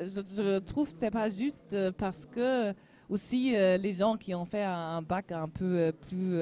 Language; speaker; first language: French; non-native, learner; German